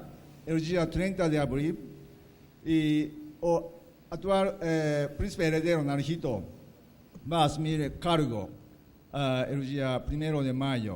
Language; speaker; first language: Portuguese; non-native, fluent; Japanese